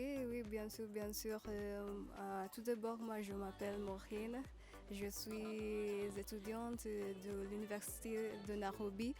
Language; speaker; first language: French; non-native, learner; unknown